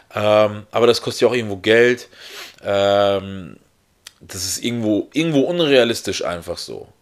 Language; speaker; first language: German; early bilingual, other home language; Russian